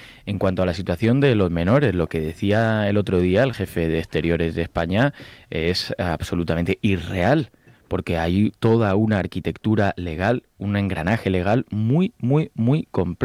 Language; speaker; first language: Spanish; native; Spanish